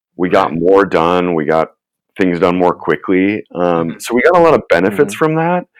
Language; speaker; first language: English; native; English